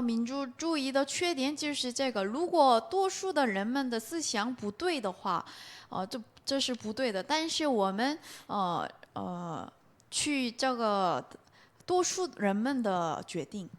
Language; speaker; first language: Chinese; non-native, learner; Korean